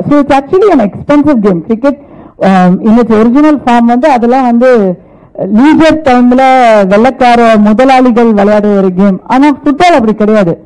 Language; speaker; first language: Tamil; native; Tamil